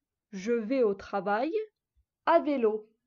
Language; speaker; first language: French; non-native, fluent; Russian